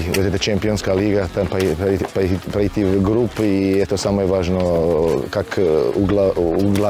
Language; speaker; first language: Russian; non-native, learner; Croatian